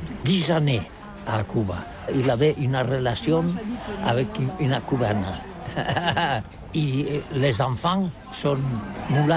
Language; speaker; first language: French; non-native, learner; Catalan